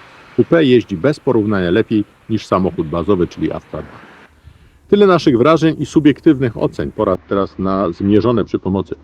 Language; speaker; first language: Polish; native; Polish